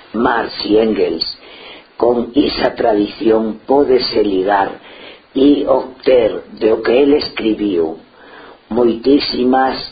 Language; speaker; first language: Galician; non-native, local second language; Spanish